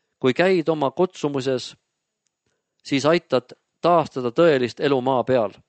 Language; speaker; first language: Estonian; native; Estonian